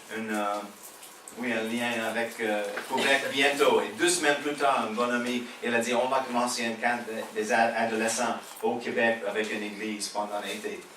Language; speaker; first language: French; non-native, fluent; English